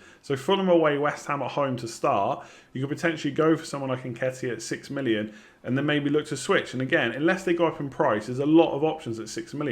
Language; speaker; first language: English; native; English